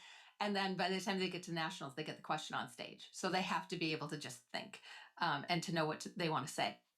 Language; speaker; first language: English; native; English